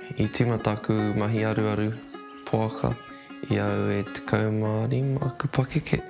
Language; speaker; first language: Māori; non-native, local second language; English